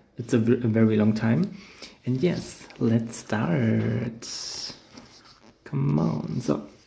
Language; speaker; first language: English; non-native, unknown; German